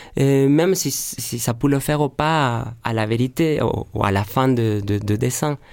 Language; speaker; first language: French; non-native, fluent; Spanish